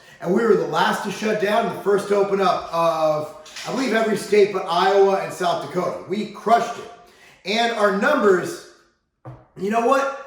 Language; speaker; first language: English; native; English